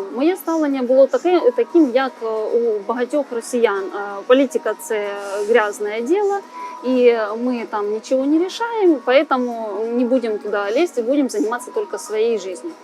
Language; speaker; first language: Ukrainian; non-native, fluent; Russian